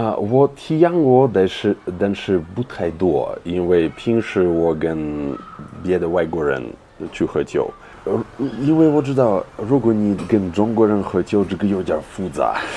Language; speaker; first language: Chinese; non-native, fluent; Russian